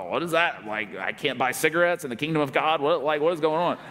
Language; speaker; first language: English; native; English